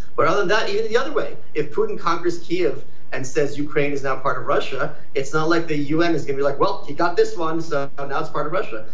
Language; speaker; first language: English; early bilingual, other home language; Ukrainian